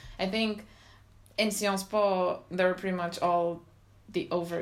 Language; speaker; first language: English; non-native, fluent; Romanian